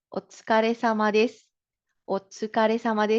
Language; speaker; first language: Japanese; non-native, fluent; Filipino